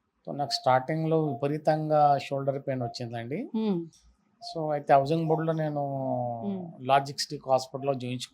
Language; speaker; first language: Telugu; native; Telugu